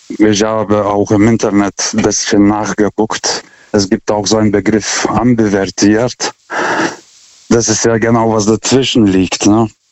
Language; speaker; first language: German; non-native, fluent; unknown